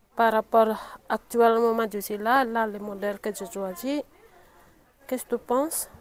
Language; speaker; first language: French; non-native, learner; Indonesian